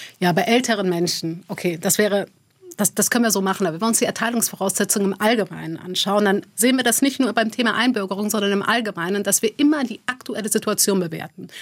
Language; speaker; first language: German; early bilingual, other home language; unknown